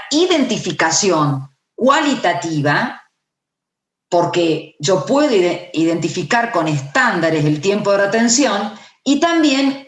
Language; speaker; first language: Spanish; native; Spanish